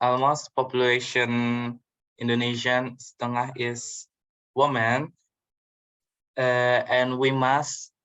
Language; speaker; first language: English; non-native, learner; Indonesian